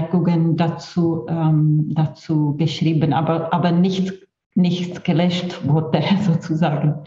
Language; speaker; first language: German; non-native, fluent; Czech